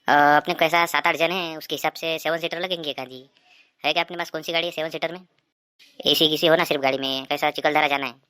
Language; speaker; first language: Hindi; non-native, local second language; Marathi